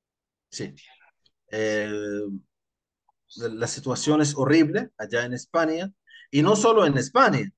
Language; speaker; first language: Spanish; non-native, fluent; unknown